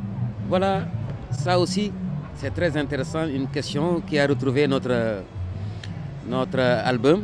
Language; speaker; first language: French; non-native, local second language; Wolof